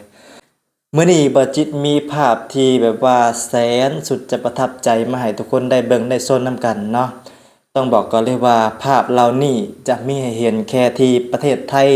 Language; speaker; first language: Thai; non-native, local second language; Northeastern Thai